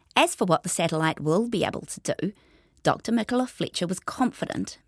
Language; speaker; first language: English; native; English